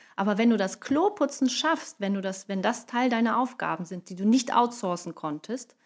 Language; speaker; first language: German; non-native, fluent; Portuguese